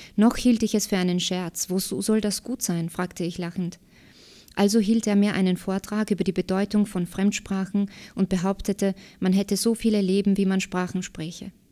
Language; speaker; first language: German; early bilingual, other home language; Slovak